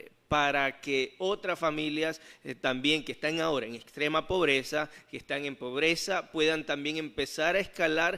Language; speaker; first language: Spanish; native; Spanish